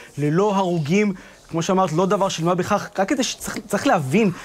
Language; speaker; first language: Hebrew; native; Hebrew